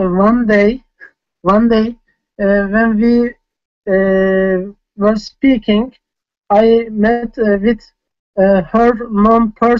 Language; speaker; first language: English; non-native, fluent; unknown